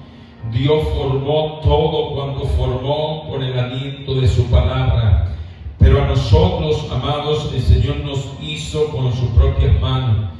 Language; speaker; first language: Spanish; native; Spanish